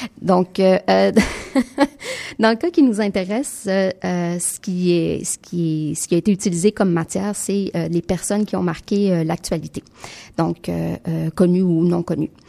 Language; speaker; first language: French; native; French